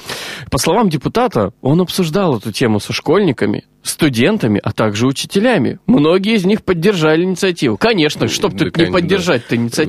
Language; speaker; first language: Russian; native; Russian